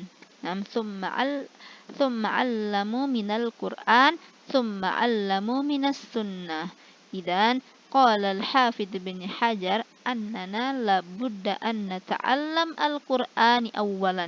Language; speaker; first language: Arabic; non-native, fluent; Indonesian